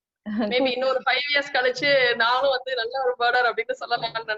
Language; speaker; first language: Tamil; native; Tamil